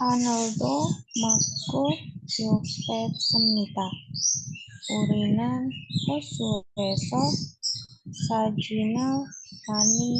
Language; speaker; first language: Korean; non-native, learner; Indonesian